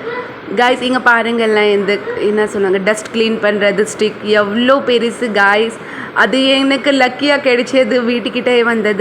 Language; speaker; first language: Tamil; non-native, local second language; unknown